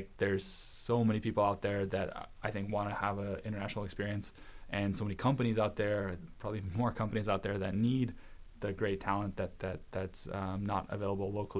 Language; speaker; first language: English; early bilingual, other home language; Russian